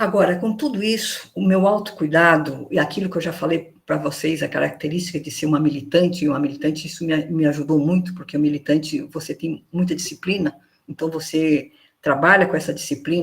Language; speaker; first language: Portuguese; native; Portuguese